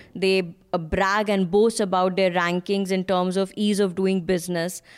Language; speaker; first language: English; non-native, local second language; Hindi